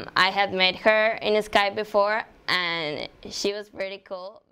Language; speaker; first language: English; non-native, fluent; Spanish